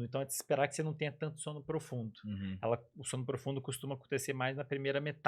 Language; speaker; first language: Portuguese; native; Portuguese